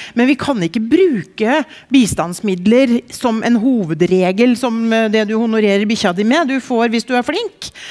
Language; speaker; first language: Norwegian; native; Norwegian